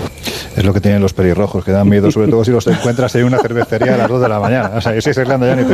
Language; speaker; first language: Spanish; native; Spanish